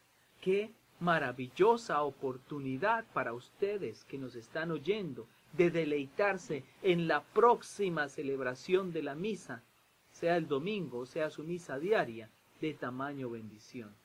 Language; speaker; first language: Spanish; native; Spanish